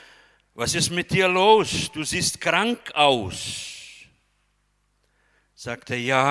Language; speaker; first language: German; non-native, fluent; Portuguese